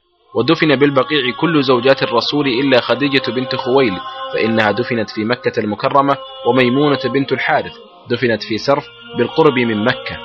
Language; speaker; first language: Arabic; native; Arabic